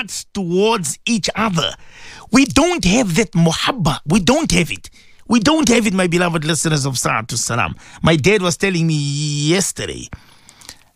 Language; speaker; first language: English; native; English